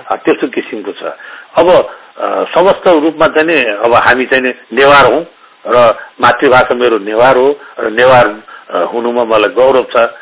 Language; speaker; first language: Nepali; non-native, local second language; Newari